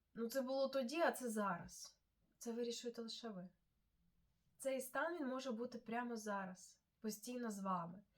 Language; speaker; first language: Ukrainian; non-native, local second language; Russian